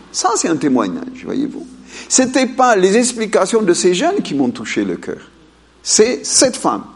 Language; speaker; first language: French; non-native, fluent; Amharic